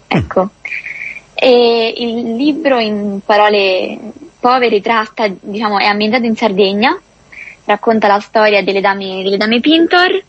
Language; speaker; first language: Italian; native; Italian